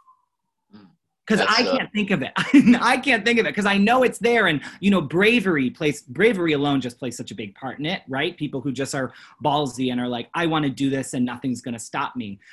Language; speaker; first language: English; native; English